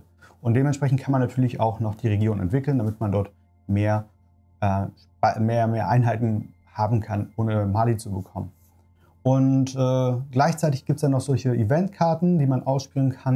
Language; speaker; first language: German; native; German